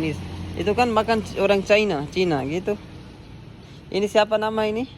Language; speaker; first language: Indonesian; non-native, learner; Urdu